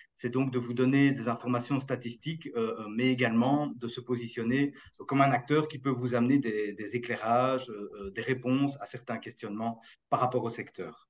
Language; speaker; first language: French; native; French